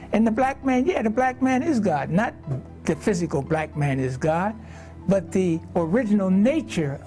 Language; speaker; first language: English; native; English